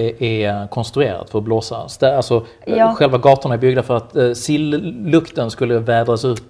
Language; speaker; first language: Swedish; native; Swedish